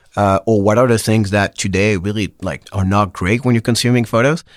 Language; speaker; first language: English; non-native, fluent; French